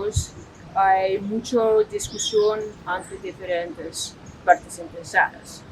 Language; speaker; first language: Spanish; non-native, fluent; Dutch